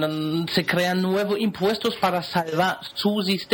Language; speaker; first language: Spanish; non-native, fluent; German